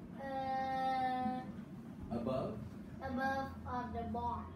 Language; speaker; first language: English; non-native, learner; Vietnamese